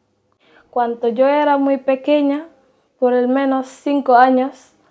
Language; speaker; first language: Spanish; non-native, learner; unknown